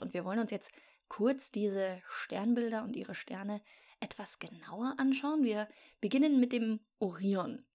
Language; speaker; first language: German; native; German